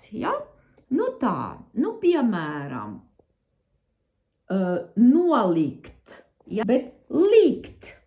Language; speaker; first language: Latvian; non-native, learner; Russian